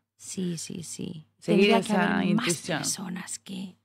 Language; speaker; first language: Spanish; native; Spanish